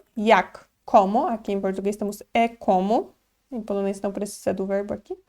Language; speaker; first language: Portuguese; non-native, fluent; Polish